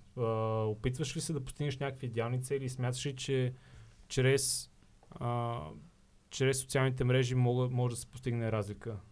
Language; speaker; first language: Bulgarian; native; Bulgarian